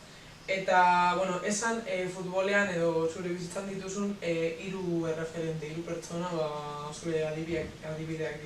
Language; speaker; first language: Basque; non-native, local second language; Spanish